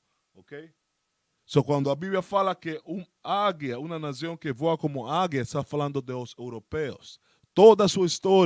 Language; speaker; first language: Portuguese; non-native, learner; Spanish